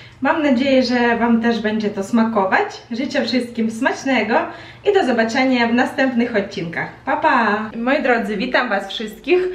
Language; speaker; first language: Polish; non-native, fluent; Ukrainian